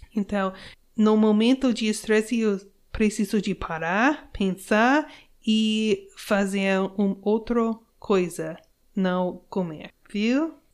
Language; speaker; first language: Portuguese; non-native, learner; English